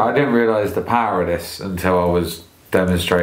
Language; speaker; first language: English; native; English